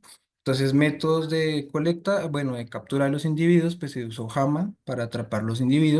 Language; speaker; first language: Spanish; native; Spanish